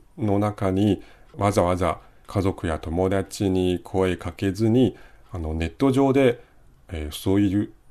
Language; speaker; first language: Japanese; non-native, fluent; Chinese